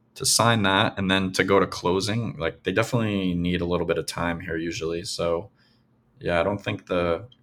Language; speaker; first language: English; native; English